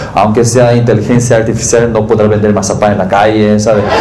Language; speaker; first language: Spanish; non-native, learner; Korean